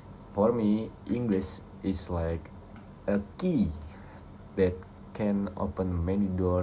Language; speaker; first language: English; non-native, learner; Indonesian